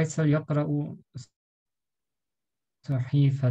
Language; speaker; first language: Arabic; non-native, learner; German